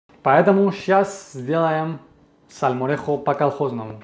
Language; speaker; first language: Russian; non-native, fluent; Spanish